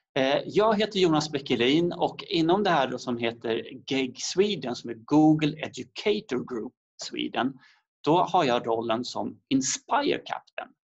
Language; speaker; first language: Swedish; native; Swedish